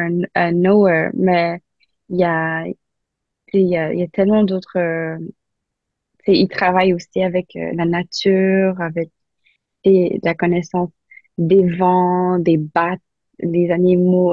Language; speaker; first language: French; non-native, local second language; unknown